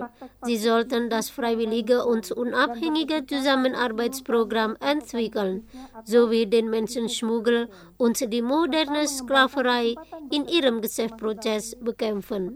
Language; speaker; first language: German; non-native, fluent; Indonesian